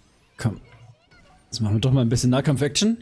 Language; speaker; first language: German; native; German